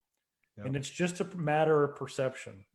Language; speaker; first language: English; native; English